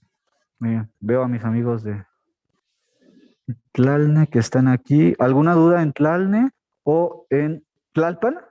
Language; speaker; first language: Spanish; native; Spanish